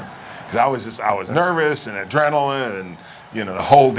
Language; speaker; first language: English; native; English